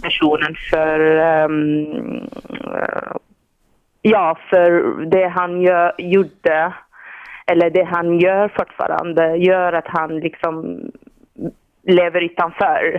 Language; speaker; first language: Swedish; non-native, fluent; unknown